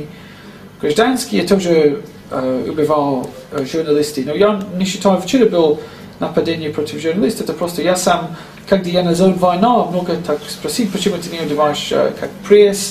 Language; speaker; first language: Russian; non-native, learner; English